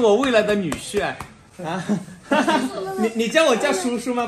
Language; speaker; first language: Chinese; native; Chinese